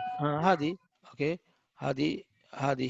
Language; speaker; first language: Arabic; non-native, fluent; Hindi